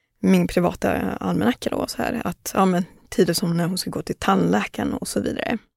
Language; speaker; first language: Swedish; early bilingual, other home language; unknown